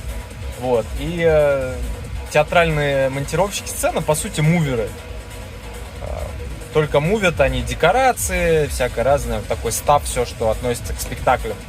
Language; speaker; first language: Russian; native; Russian